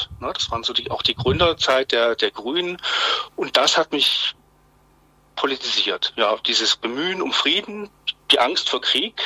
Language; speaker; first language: German; native; German